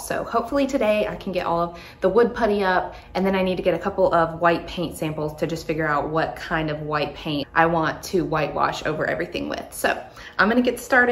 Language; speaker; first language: English; native; English